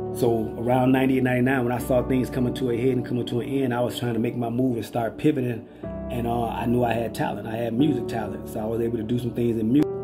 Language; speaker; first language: English; native; English